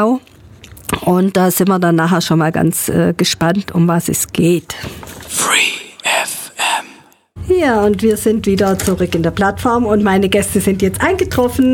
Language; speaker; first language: German; native; German